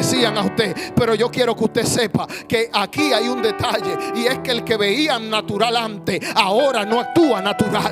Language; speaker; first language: Spanish; native; Spanish